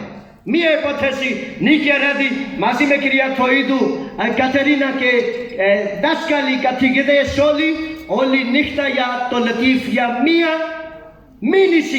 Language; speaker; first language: Greek; non-native, fluent; Urdu